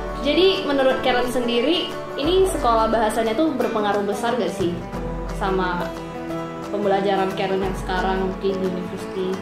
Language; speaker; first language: Indonesian; native; Indonesian